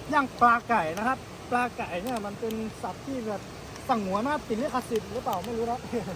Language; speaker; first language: Thai; native; Thai